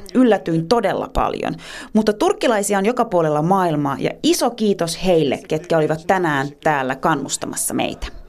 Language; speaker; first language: Finnish; early bilingual, other home language; Turkish